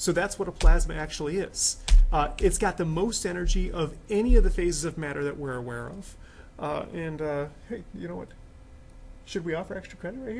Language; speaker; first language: English; native; English